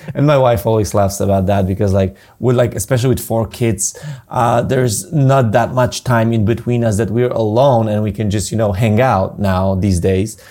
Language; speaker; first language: English; non-native, fluent; Polish